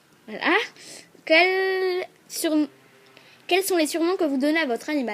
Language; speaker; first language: French; native; French